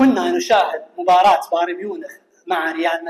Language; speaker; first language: Arabic; native; Arabic